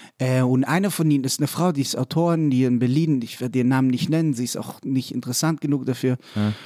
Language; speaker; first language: German; non-native, fluent; Hebrew